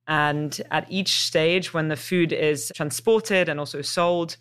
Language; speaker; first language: English; native; English